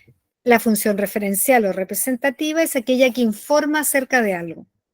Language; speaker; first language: Spanish; native; Spanish